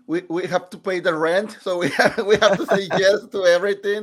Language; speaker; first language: English; non-native, fluent; Spanish